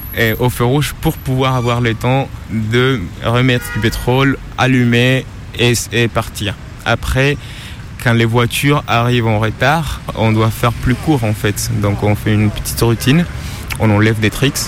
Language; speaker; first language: French; non-native, fluent; Spanish